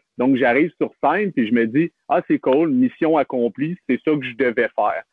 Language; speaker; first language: French; native; French